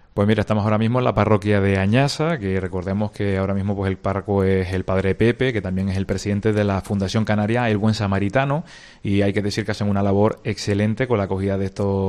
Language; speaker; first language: Spanish; native; Spanish